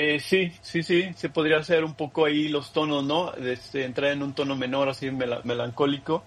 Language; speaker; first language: Spanish; early bilingual, heritage; Spanish